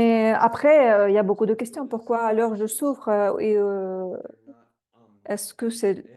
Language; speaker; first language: French; non-native, fluent; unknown